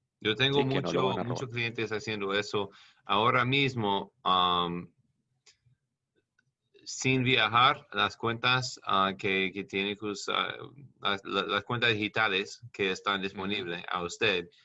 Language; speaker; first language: Spanish; non-native, learner; English